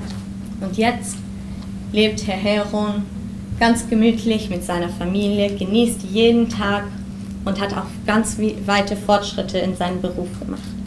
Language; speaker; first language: German; early bilingual, heritage; German